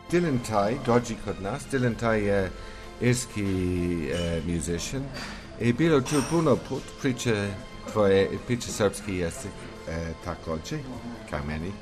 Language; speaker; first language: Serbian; non-native, learner; English